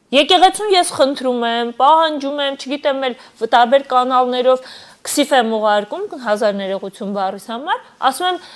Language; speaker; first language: Armenian; native; Armenian